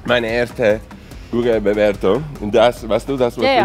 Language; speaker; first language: German; non-native, fluent; Spanish